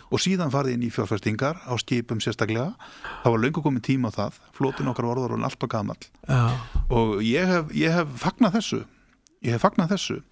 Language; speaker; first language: Icelandic; native; Icelandic